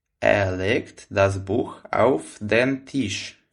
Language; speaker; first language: German; non-native, fluent; Ukrainian